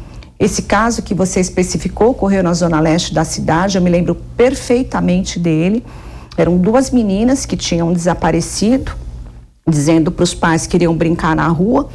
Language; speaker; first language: Portuguese; native; Portuguese